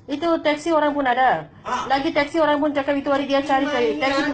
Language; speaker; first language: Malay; non-native, learner; Nepali